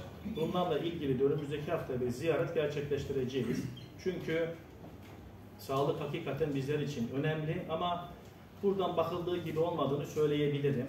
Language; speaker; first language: Turkish; native; Turkish